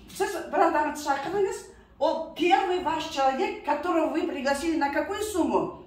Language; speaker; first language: Russian; non-native, local second language; Kazakh